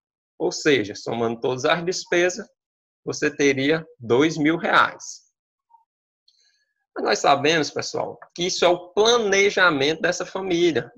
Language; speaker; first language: Portuguese; native; Portuguese